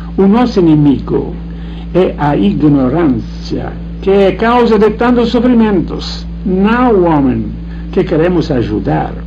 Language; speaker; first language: Portuguese; non-native, fluent; Italian